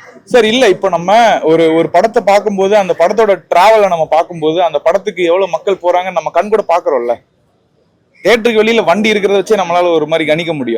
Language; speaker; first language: Tamil; native; Tamil